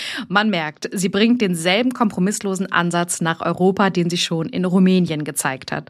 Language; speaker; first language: German; native; German